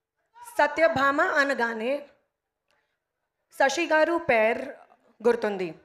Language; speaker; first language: Telugu; non-native, learner; Hindi